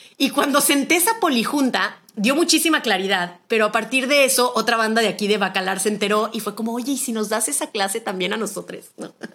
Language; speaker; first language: Spanish; native; Spanish